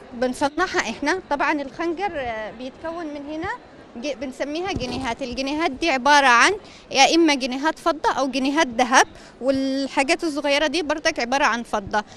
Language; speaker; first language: Arabic; native; Arabic